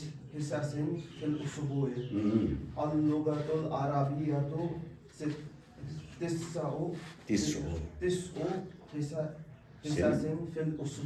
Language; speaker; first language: Arabic; non-native, learner; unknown